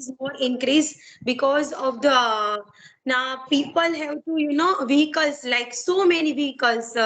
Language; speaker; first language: English; non-native, learner; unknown